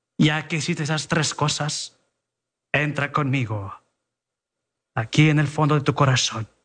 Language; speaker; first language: Spanish; early bilingual, heritage; Spanish